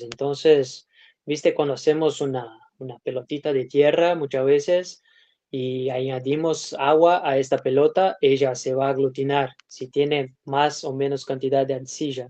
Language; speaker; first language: Spanish; non-native, fluent; Portuguese